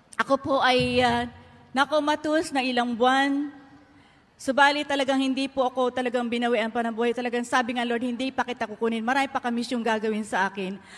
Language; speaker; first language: Filipino; native; Filipino